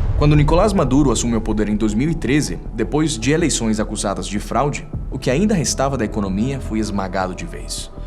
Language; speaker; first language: Portuguese; non-native, fluent; Spanish